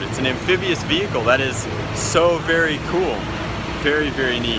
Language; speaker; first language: English; native; English